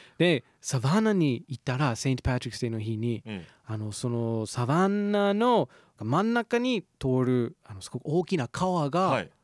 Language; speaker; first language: Japanese; non-native, fluent; English